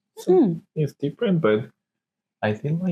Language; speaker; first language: English; non-native, learner; Korean